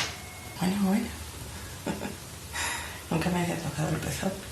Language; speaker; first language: Spanish; native; Spanish